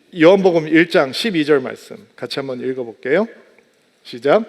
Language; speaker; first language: Korean; native; Korean